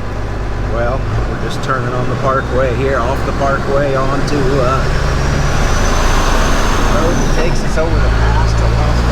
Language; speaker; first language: English; native; English